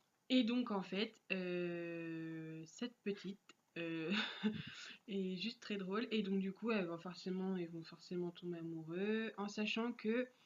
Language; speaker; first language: French; native; French